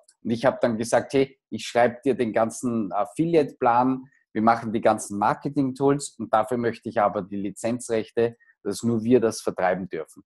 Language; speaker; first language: German; native; German